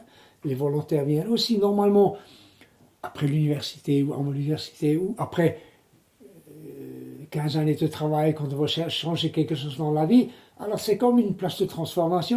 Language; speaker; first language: French; non-native, local second language; German